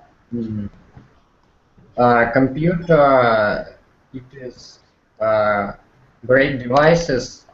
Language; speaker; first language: English; non-native, learner; Russian